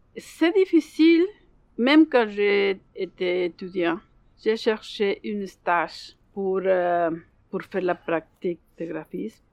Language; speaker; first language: French; non-native, learner; Spanish